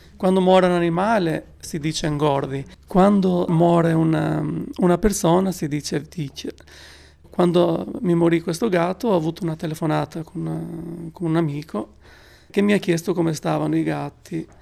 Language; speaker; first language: Italian; non-native, fluent; Albanian